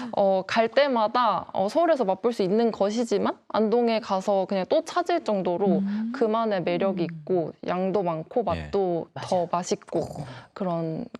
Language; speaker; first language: Korean; native; Korean